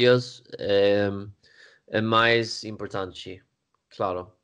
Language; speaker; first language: Portuguese; non-native, learner; Swedish